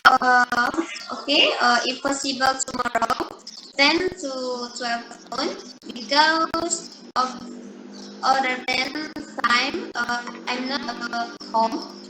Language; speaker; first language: English; non-native, learner; Indonesian